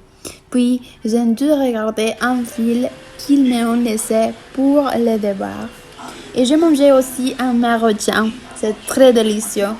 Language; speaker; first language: French; non-native, learner; Spanish